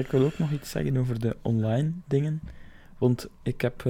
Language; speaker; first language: Dutch; native; Dutch